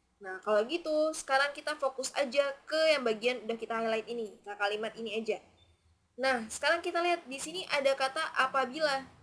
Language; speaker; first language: Indonesian; native; Indonesian